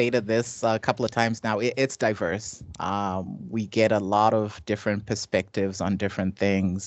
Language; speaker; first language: English; non-native, local second language; Shona